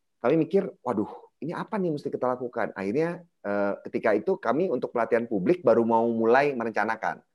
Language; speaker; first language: Indonesian; native; Indonesian